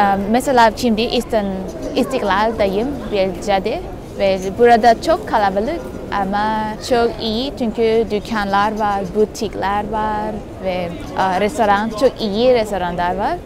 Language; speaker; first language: Turkish; non-native, learner; Thai